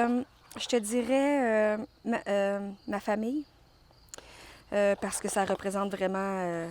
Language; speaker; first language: French; native; French